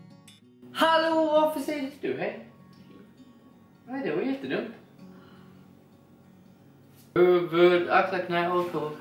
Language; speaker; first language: Swedish; native; Swedish